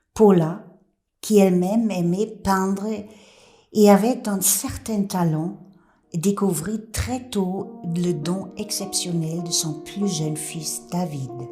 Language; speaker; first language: French; non-native, fluent; German